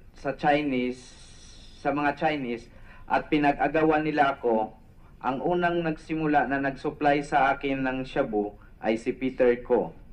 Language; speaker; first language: Filipino; non-native, local second language; Cebuano